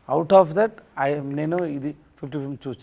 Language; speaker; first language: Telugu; non-native, learner; Tamil